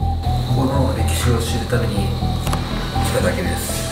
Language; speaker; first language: Japanese; non-native, learner; Filipino